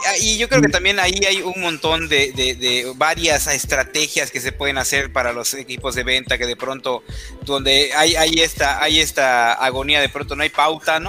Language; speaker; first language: Spanish; native; Spanish